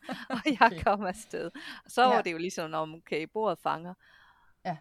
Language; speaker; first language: Danish; native; Danish